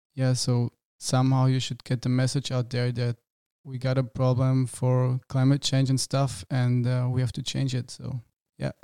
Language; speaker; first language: English; non-native, fluent; German